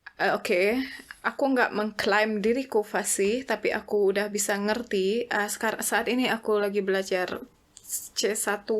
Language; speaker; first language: Indonesian; native; Indonesian